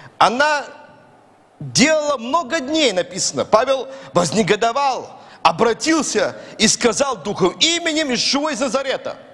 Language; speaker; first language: Russian; native; Russian